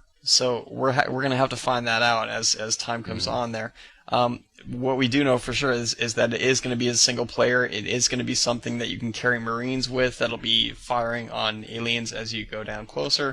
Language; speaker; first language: English; native; English